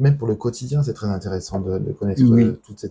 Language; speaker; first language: French; native; French